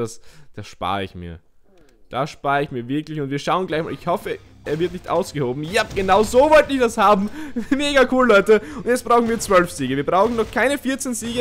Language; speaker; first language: German; native; German